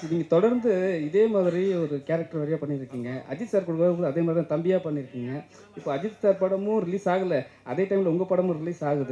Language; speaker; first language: Tamil; native; Tamil